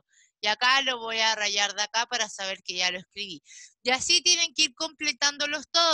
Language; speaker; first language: Spanish; native; Spanish